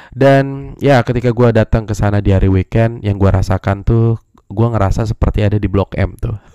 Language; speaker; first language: Indonesian; native; Indonesian